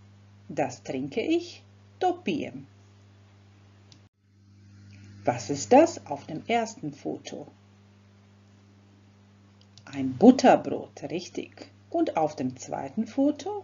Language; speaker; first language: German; non-native, fluent; Croatian